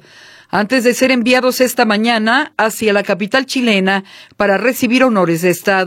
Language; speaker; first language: Spanish; native; Spanish